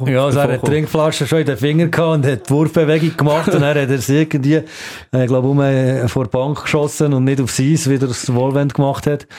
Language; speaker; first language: German; native; German